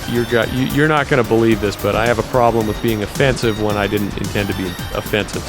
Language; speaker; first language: English; native; English